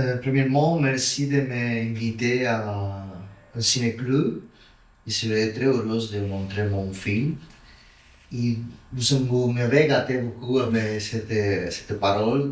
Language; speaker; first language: French; non-native, learner; Spanish